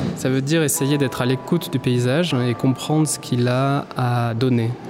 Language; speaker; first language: French; native; French